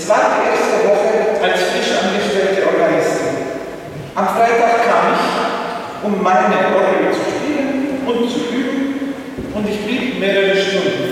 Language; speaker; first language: German; native; German